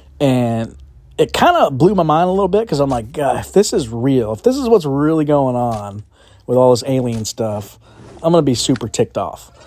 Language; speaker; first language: English; native; English